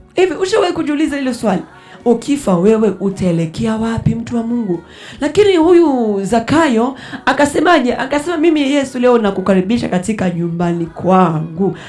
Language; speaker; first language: Swahili; non-native, local second language; Rundi